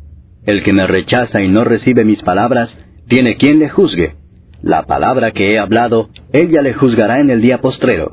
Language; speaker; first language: Spanish; native; Spanish